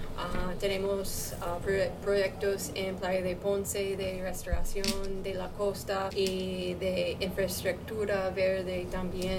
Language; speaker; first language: Spanish; non-native, learner; English